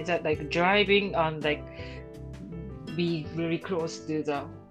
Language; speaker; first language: English; non-native, learner; Japanese